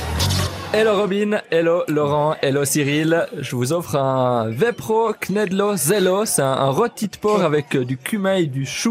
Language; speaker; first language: French; native; French